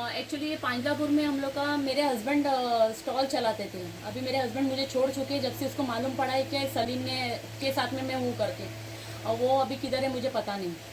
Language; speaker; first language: Hindi; non-native, local second language; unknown